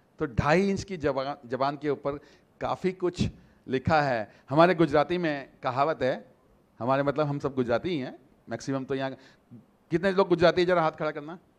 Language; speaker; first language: Hindi; non-native, local second language; Gujarati